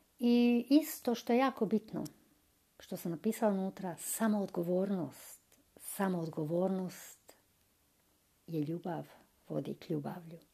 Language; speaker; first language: Croatian; early bilingual, heritage; Croatian